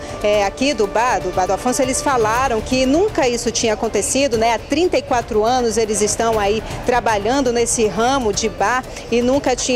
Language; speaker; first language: Portuguese; native; Portuguese